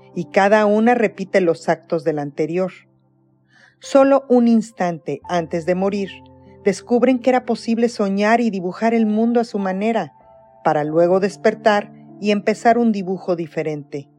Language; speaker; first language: Spanish; native; Spanish